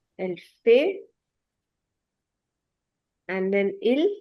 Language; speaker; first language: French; non-native, fluent; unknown